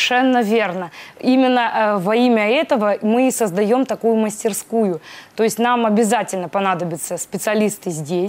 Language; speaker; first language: Russian; native; Russian